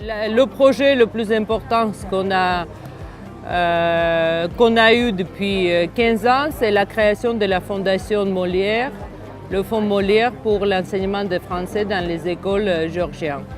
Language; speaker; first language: French; non-native, fluent; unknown